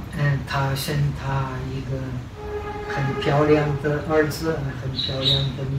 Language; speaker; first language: Chinese; non-native, fluent; Czech